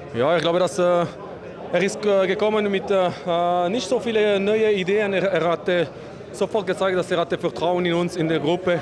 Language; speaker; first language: German; non-native, learner; French